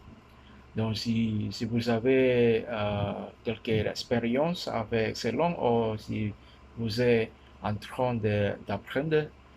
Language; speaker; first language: French; non-native, learner; Min Nan Chinese